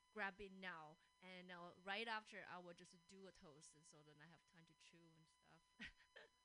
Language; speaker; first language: English; non-native, fluent; Chinese